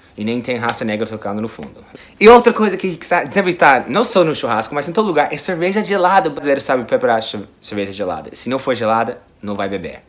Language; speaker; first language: Portuguese; non-native, fluent; English